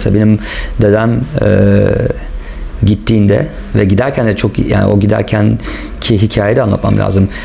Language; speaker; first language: Turkish; non-native, local second language; English